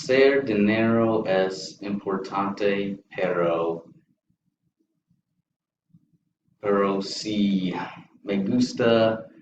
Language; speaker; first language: Spanish; non-native, learner; English